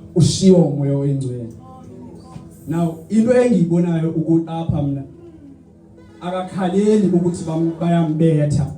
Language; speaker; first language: Zulu; non-native, local second language; Xhosa